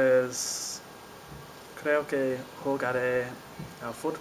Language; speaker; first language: Spanish; non-native, learner; English